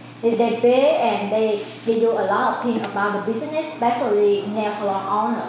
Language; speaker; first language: English; non-native, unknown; Vietnamese